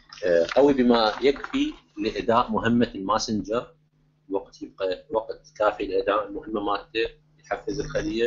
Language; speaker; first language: Arabic; native; Arabic